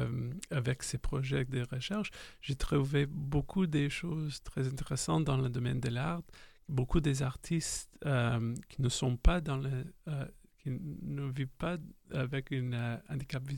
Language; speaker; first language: French; non-native, fluent; English